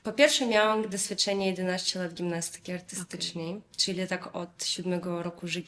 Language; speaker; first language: Polish; non-native, fluent; Russian